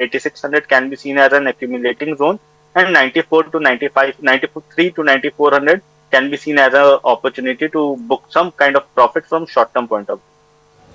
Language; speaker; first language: English; non-native, local second language; Hindi